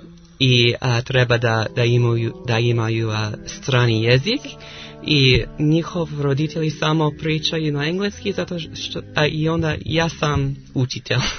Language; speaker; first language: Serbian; non-native, learner; English